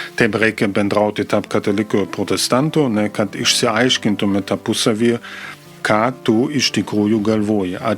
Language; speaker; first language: Lithuanian; non-native, fluent; German